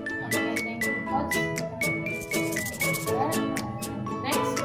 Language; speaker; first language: English; non-native, learner; Indonesian